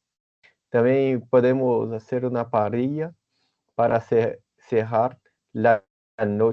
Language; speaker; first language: Spanish; non-native, learner; Portuguese